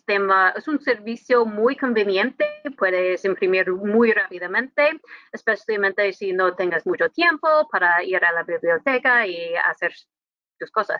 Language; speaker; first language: Spanish; non-native, fluent; English